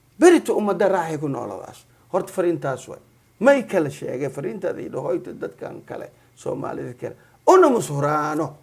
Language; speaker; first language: Somali; non-native, local second language; Maay